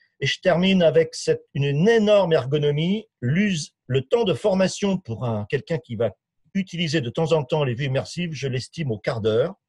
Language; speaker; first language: French; native; French